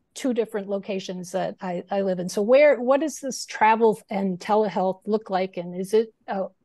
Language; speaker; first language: English; native; English